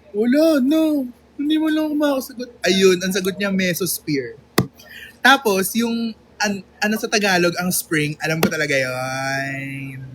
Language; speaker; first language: Filipino; native; Filipino